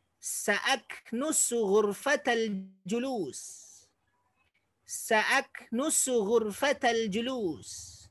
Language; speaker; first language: Arabic; non-native, fluent; Indonesian